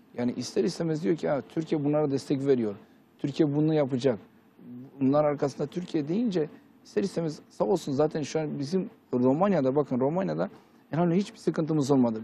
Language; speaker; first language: Turkish; early bilingual, heritage; Turkish